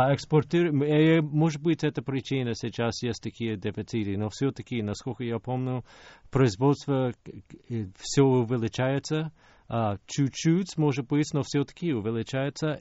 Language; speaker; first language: Russian; non-native, fluent; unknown